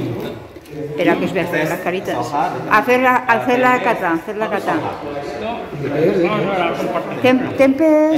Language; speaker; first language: Spanish; native; Spanish